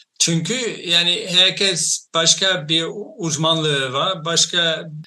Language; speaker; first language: Turkish; non-native, fluent; Dutch